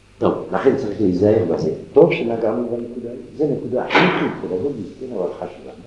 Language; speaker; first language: Hebrew; non-native, fluent; French